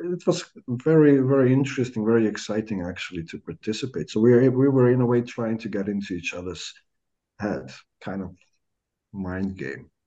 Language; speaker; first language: English; non-native, fluent; Croatian